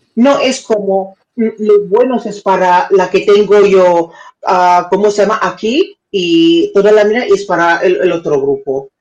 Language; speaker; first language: Spanish; non-native, learner; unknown